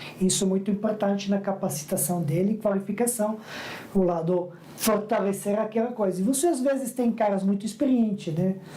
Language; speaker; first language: Portuguese; non-native, fluent; Serbian